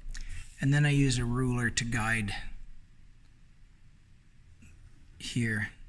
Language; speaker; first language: English; native; English